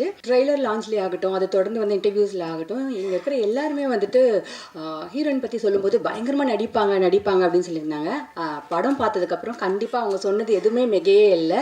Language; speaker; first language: Tamil; native; Tamil